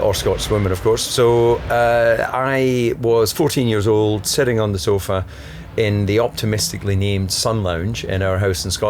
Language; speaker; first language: English; native; English